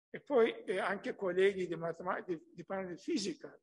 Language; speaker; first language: Italian; non-native, fluent; Turkish